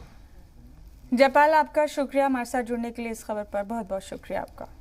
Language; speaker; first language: Hindi; native; Hindi